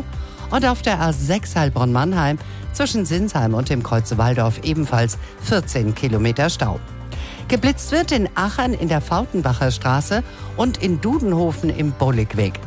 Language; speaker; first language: German; native; German